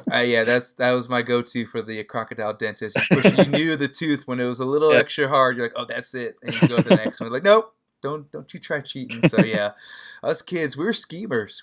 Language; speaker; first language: English; native; English